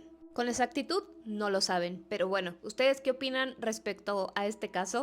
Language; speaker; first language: Spanish; native; Spanish